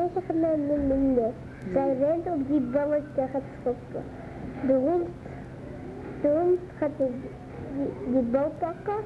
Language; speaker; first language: Dutch; early bilingual, other home language; Arabic